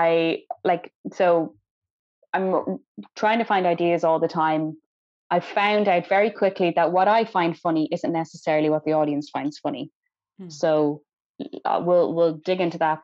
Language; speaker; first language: English; native; English